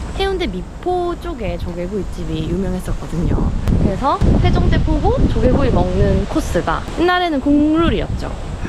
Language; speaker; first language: Korean; native; Korean